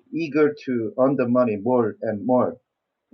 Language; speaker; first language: English; non-native, learner; Korean